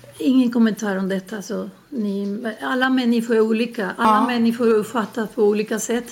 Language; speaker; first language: Swedish; non-native, learner; Spanish